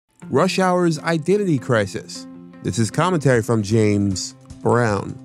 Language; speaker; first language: English; native; English